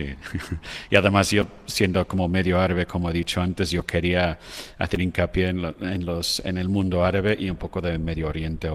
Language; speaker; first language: Spanish; non-native, fluent; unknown